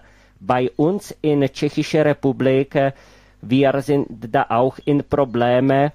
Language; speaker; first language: German; non-native, fluent; Czech